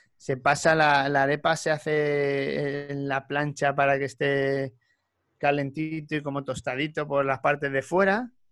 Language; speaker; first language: Spanish; native; Spanish